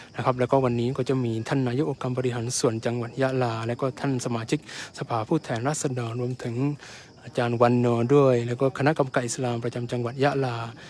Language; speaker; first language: Thai; non-native, local second language; Malay